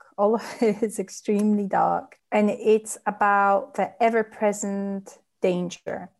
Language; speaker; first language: English; non-native, fluent; Polish